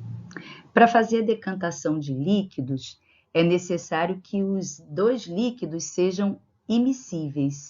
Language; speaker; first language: Portuguese; native; Portuguese